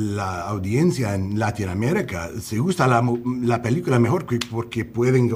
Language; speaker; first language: Spanish; non-native, learner; English